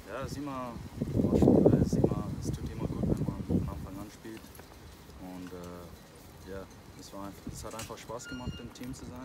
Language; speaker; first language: German; non-native, fluent; English